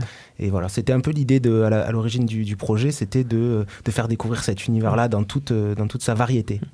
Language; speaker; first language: French; native; French